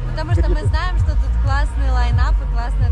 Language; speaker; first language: Russian; native; Russian